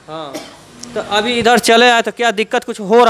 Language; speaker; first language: Hindi; native; Hindi